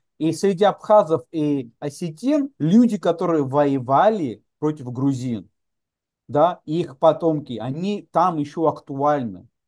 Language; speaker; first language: Russian; non-native, local second language; Georgian